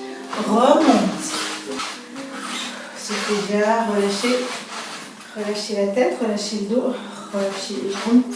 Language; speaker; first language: French; native; French